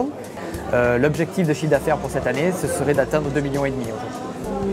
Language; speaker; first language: French; native; French